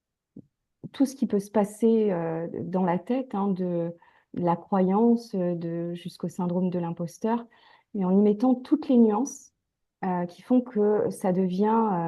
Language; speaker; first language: French; native; French